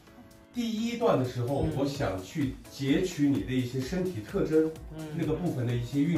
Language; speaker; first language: Chinese; native; Chinese